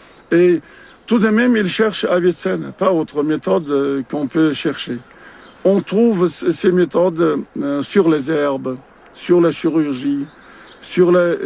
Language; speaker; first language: French; non-native, learner; Uzbek